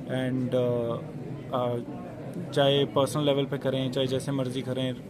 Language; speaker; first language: Hindi; non-native, local second language; Punjabi